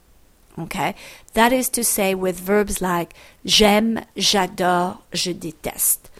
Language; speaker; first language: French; non-native, fluent; English